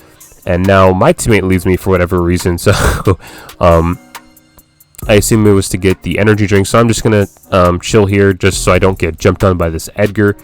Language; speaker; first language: English; native; English